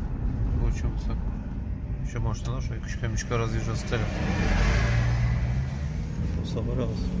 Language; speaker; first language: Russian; non-native, local second language; Tatar